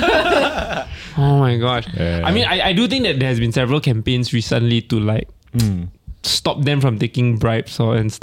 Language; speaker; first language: English; non-native, local second language; Min Nan Chinese